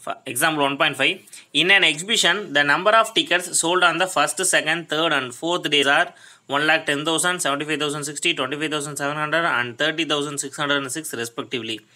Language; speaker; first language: English; non-native, local second language; Tamil